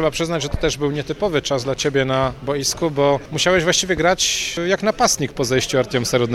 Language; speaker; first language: Polish; native; Polish